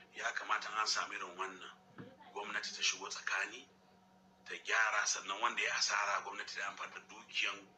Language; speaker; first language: Hausa; non-native, local second language; Fula